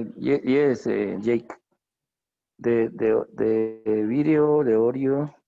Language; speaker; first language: English; non-native, fluent; Spanish